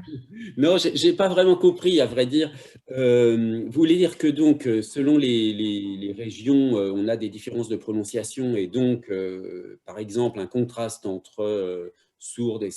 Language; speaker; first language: French; native; French